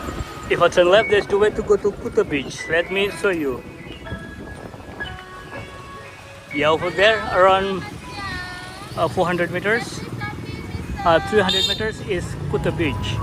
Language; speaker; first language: English; non-native, learner; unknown